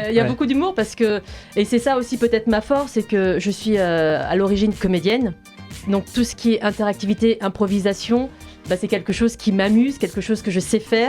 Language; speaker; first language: French; native; French